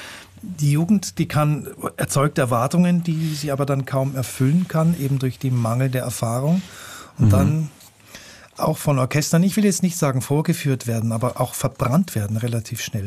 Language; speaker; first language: German; native; German